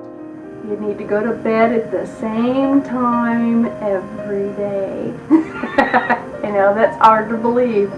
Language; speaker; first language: English; native; English